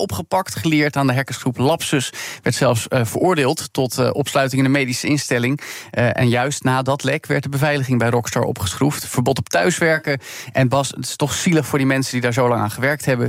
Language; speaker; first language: Dutch; native; Dutch